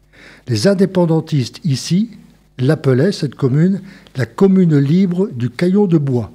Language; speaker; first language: French; native; French